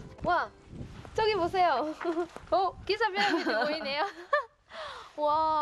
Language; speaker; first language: Korean; non-native, learner; Arabic